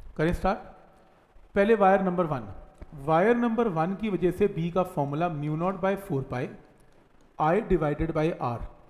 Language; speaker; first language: Hindi; native; Hindi